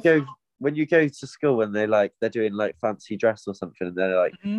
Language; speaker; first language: English; native; English